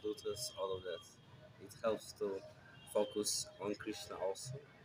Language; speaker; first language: English; non-native, fluent; Russian